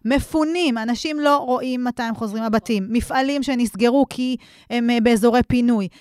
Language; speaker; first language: Hebrew; native; Hebrew